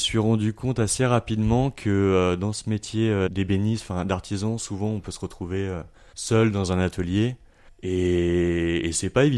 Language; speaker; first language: French; native; French